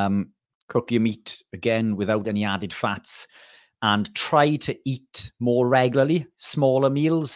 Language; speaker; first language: English; native; English